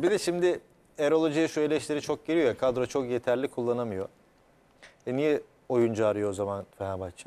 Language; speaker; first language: Turkish; native; Turkish